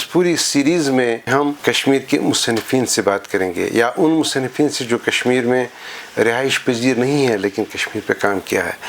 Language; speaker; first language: Urdu; non-native, local second language; Kashmiri